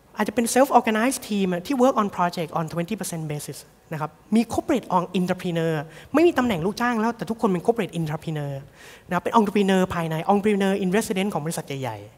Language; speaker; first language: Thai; native; Thai